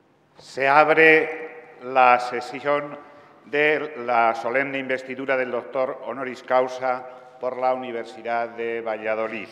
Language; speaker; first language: Spanish; native; Spanish